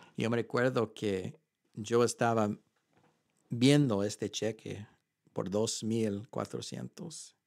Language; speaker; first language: Spanish; early bilingual, heritage; Spanish